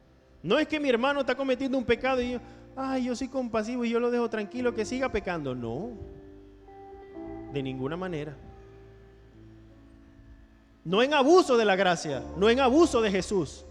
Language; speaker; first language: Spanish; native; Spanish